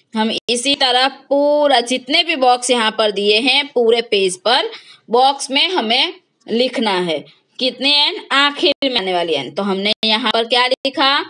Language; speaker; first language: Hindi; non-native, local second language; Gujarati